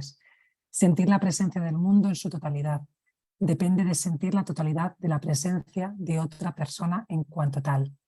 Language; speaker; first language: Spanish; native; Spanish